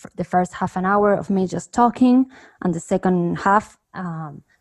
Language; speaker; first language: English; non-native, fluent; Spanish